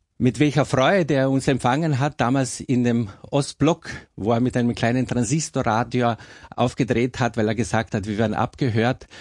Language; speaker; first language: German; non-native, local second language; Slovenian